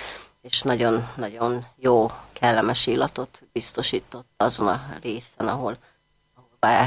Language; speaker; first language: Hungarian; native; Hungarian